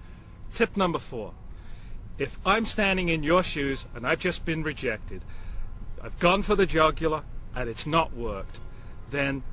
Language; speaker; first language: English; native; English